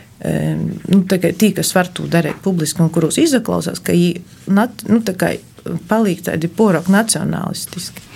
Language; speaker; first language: Latvian; native; Latvian